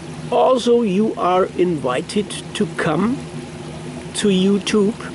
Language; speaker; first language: English; non-native, learner; German